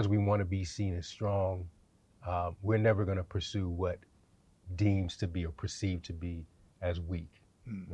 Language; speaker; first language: English; native; English